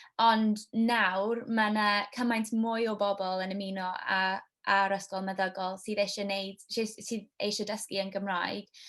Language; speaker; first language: Welsh; non-native, local second language; English